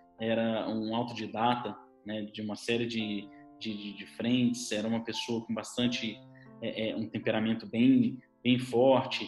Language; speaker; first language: Portuguese; native; Portuguese